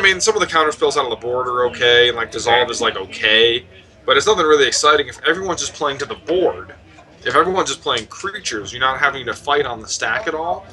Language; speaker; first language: English; native; English